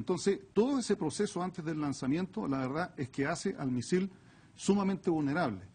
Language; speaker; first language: Spanish; native; Spanish